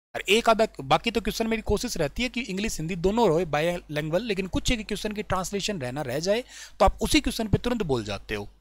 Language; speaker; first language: Hindi; native; Hindi